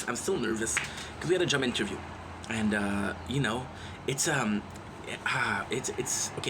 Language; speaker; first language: English; non-native, local second language; French